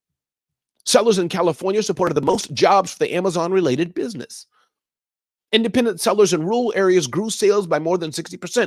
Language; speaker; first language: English; native; English